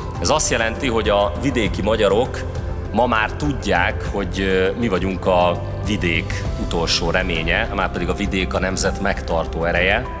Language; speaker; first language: Hungarian; native; Hungarian